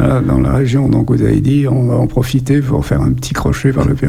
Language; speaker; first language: French; native; French